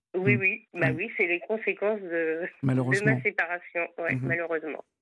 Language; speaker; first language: French; native; French